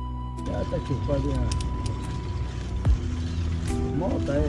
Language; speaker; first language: Spanish; native; Spanish